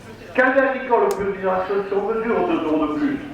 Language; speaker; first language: French; native; French